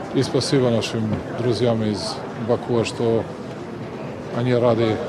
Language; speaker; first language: Russian; non-native, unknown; Serbian